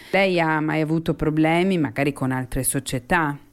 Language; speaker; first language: Italian; native; Italian